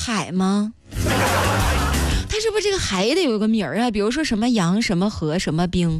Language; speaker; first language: Chinese; native; Chinese